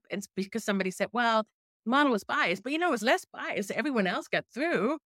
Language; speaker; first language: English; non-native, fluent; German